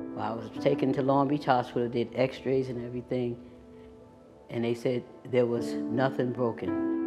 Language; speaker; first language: English; native; English